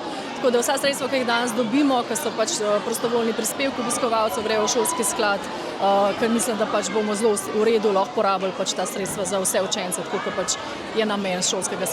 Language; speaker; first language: Slovenian; native; Slovenian